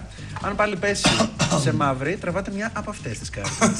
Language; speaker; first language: Greek; native; Greek